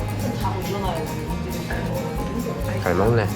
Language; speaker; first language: Korean; native; Korean